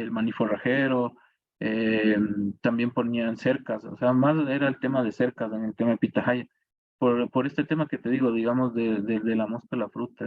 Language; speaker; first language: Spanish; native; Spanish